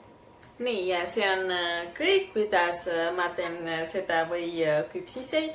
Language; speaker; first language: Estonian; non-native, learner; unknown